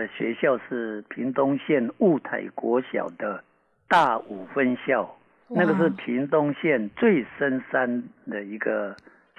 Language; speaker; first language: Chinese; native; Chinese